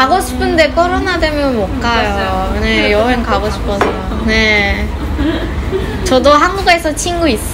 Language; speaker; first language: Korean; non-native, learner; Indonesian